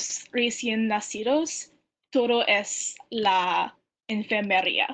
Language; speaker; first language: Spanish; non-native, learner; English